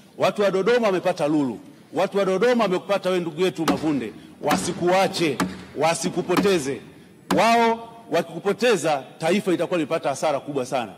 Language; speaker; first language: Swahili; native; Swahili